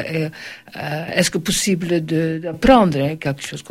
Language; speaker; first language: French; non-native, learner; Dutch